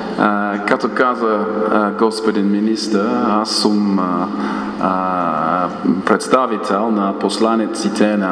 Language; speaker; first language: Bulgarian; non-native, fluent; English